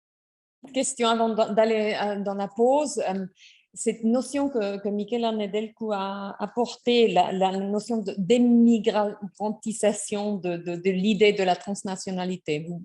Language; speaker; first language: French; non-native, fluent; German